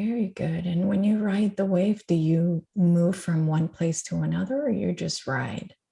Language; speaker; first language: English; native; English